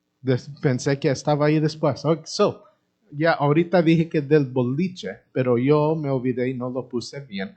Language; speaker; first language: Spanish; early bilingual, heritage; Spanish